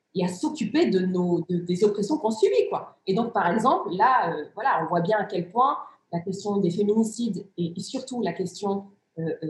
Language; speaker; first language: French; early bilingual, other home language; Riffian